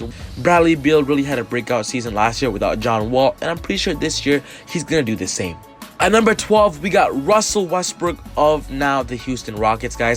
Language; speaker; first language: English; native; English